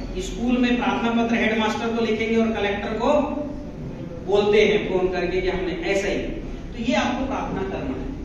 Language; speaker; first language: Hindi; non-native, local second language; Marathi